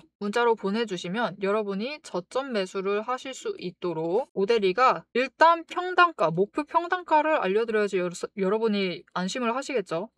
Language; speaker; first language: Korean; native; Korean